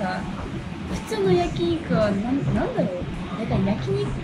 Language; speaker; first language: Japanese; non-native, fluent; Russian